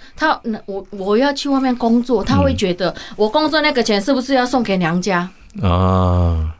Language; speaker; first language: Chinese; non-native, fluent; Hakka Chinese